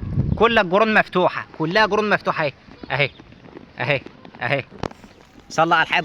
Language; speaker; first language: Arabic; native; Arabic